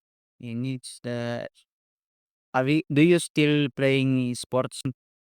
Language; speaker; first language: English; non-native, learner; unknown